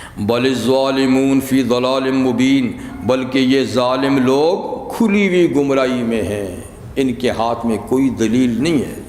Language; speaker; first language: Urdu; native; Urdu